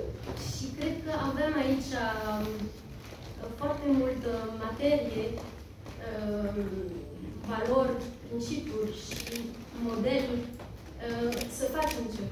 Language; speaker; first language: Romanian; early bilingual, heritage; French